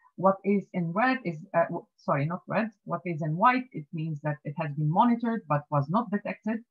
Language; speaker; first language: English; non-native, fluent; Arabic